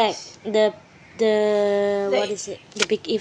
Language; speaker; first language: English; non-native, learner; Indonesian